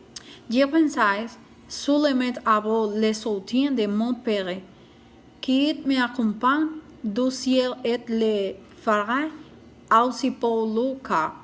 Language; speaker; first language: French; non-native, learner; Spanish